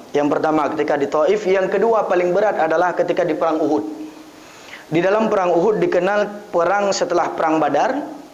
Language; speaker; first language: Malay; non-native, local second language; Achinese